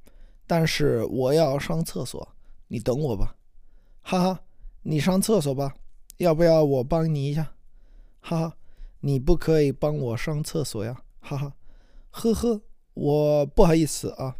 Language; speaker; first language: Chinese; non-native, learner; English